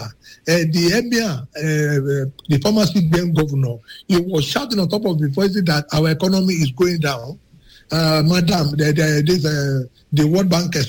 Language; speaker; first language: English; non-native, local second language; Yoruba